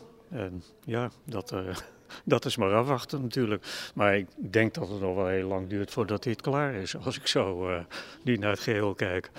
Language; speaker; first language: Dutch; native; Dutch